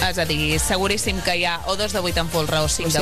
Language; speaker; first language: Catalan; native; Catalan